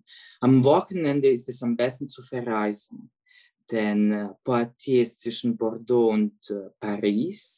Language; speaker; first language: German; non-native, fluent; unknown